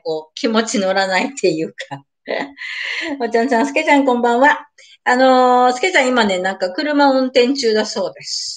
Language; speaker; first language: Japanese; native; Japanese